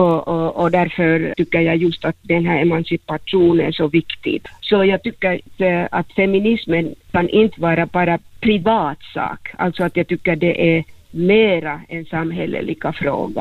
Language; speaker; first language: Swedish; non-native, local second language; Finnish